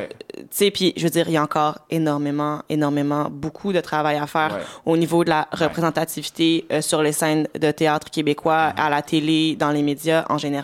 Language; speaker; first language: French; native; French